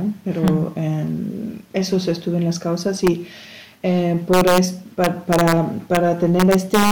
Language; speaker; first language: Spanish; non-native, learner; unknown